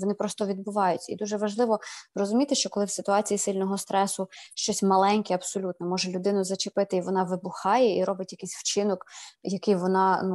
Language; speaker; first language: Ukrainian; native; Ukrainian